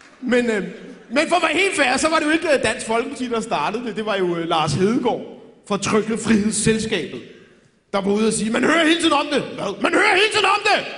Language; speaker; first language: Danish; early bilingual, other home language; Arabic